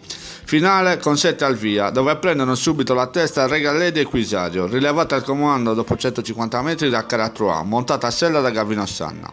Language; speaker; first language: Italian; native; Italian